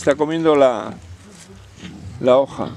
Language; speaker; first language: Spanish; native; Spanish